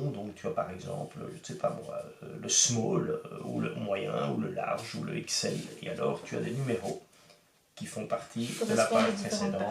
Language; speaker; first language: French; native; French